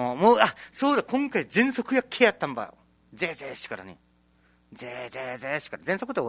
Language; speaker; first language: Japanese; native; Japanese